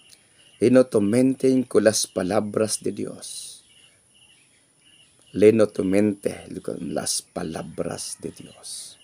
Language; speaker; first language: Spanish; non-native, learner; English